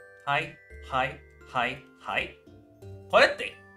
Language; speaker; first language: Japanese; non-native, learner; Spanish